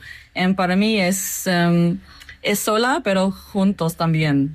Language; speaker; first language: Spanish; non-native, learner; English